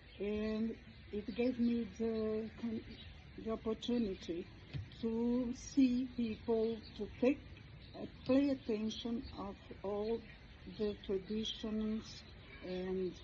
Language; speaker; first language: English; non-native, fluent; Portuguese